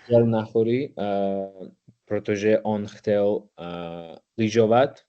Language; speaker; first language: Czech; non-native, learner; English